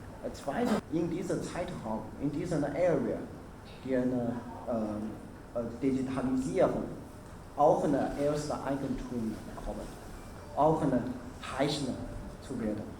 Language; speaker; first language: German; non-native, learner; Chinese